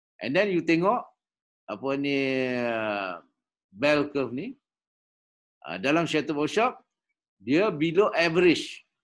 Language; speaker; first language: Malay; native; Malay